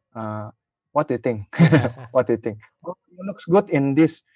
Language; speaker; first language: English; non-native, learner; Indonesian